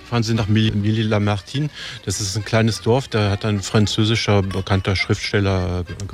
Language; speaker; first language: German; native; German